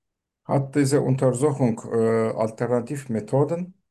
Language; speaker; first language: German; non-native, fluent; Turkish